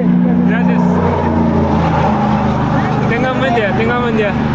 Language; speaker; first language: Spanish; non-native, learner; Korean